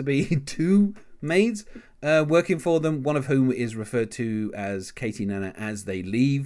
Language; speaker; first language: English; native; English